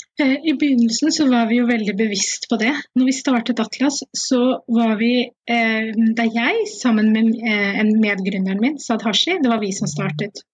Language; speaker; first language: Norwegian; early bilingual, other home language; Somali